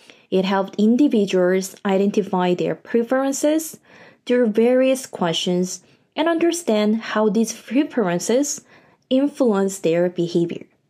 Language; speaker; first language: English; non-native, fluent; Korean